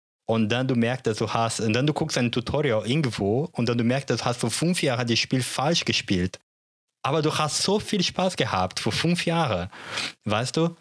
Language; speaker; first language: German; non-native, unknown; Portuguese